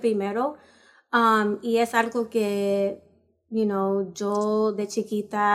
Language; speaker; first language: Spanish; early bilingual, heritage; Spanish